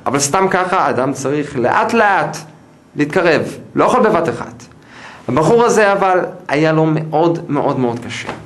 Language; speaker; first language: Hebrew; non-native, fluent; English